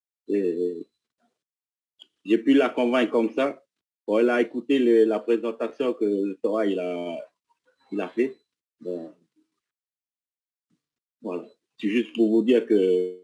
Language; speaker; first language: French; non-native, local second language; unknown